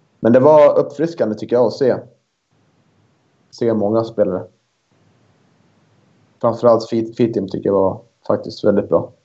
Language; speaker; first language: Swedish; native; Swedish